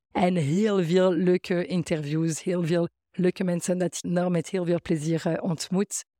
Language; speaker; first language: Dutch; non-native, fluent; French